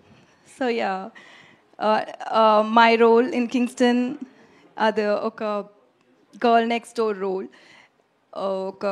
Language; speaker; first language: Telugu; non-native, learner; Tamil